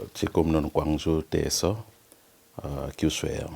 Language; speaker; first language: Korean; non-native, learner; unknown